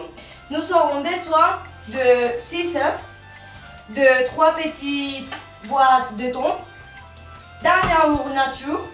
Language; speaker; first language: French; non-native, learner; Spanish